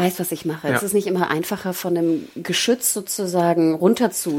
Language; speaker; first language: German; native; German